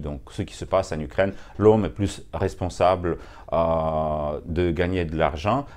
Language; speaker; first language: French; non-native, fluent; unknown